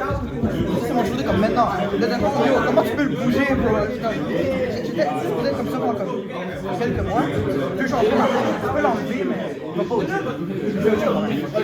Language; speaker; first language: French; non-native, local second language; English